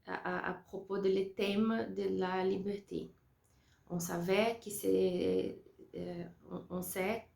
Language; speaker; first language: French; non-native, learner; Portuguese